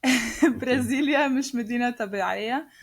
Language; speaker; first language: Arabic; non-native, learner; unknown